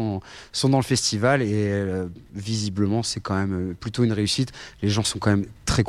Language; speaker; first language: French; native; French